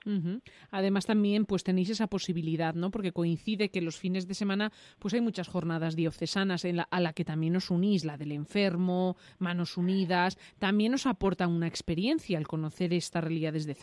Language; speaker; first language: Spanish; native; Spanish